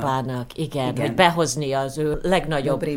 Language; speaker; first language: Hungarian; early bilingual, heritage; Hungarian